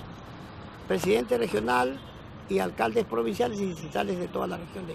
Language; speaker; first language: Spanish; native; Spanish